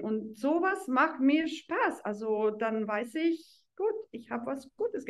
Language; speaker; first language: German; non-native, fluent; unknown